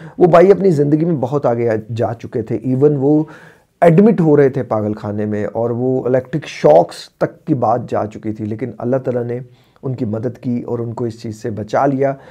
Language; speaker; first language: Urdu; native; Urdu